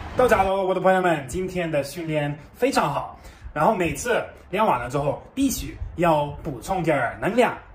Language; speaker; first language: Chinese; non-native, fluent; German